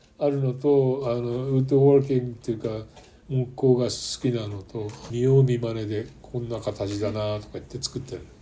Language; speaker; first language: Japanese; native; Japanese